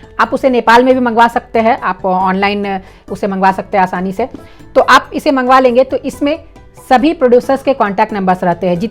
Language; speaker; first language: Hindi; native; Hindi